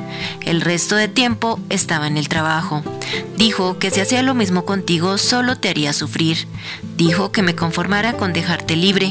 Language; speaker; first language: Spanish; native; Spanish